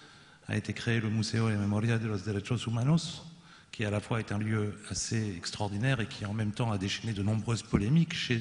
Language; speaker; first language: French; native; French